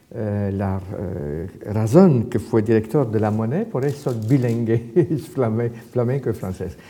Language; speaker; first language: Spanish; non-native, fluent; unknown